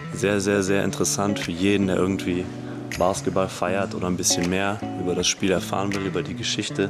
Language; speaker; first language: German; native; German